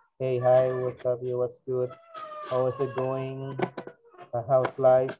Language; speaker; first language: English; non-native, fluent; Indonesian